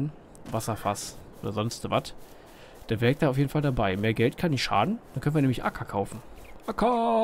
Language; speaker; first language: German; native; German